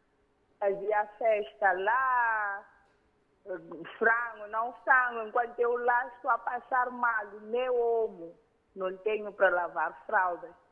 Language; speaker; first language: Portuguese; non-native, local second language; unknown